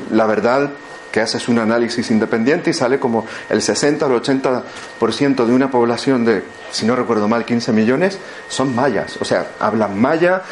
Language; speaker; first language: Spanish; native; Spanish